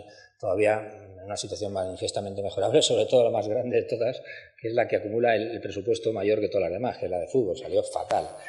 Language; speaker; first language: Spanish; native; Spanish